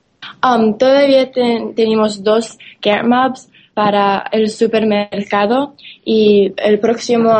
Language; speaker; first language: Spanish; non-native, learner; English